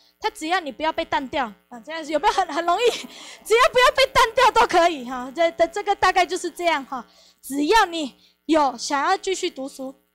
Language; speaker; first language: Chinese; non-native, fluent; Spanish